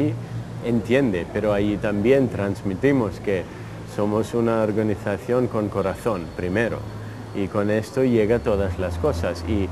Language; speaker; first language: Spanish; early bilingual, heritage; Spanish